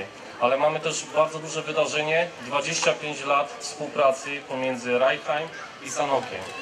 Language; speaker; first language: Polish; native; Polish